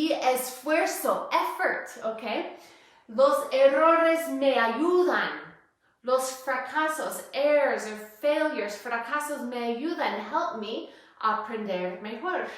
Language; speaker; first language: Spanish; non-native, fluent; English